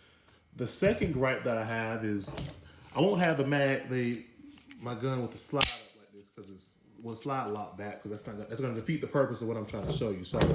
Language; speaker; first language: English; native; English